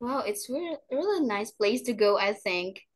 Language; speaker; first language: English; non-native, learner; Indonesian